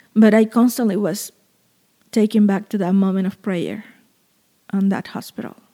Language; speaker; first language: English; non-native, fluent; Spanish